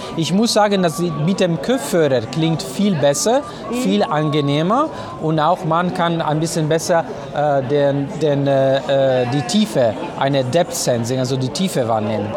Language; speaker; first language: German; non-native, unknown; Italian